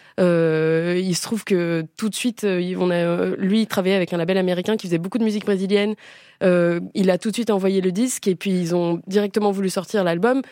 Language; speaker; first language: French; early bilingual, other home language; Portuguese